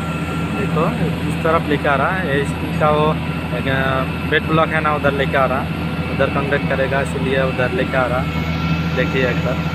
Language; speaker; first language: Hindi; non-native, local second language; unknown